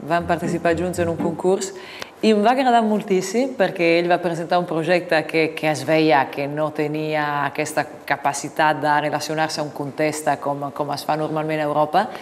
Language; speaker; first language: Catalan; non-native, fluent; Italian